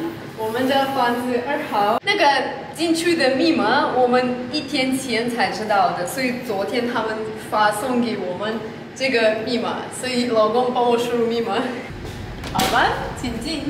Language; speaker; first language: Chinese; non-native, fluent; Russian